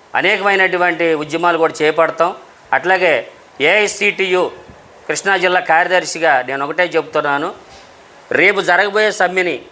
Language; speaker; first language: Telugu; native; Telugu